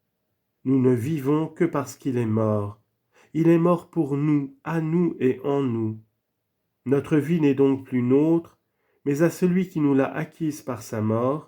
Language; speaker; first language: French; native; French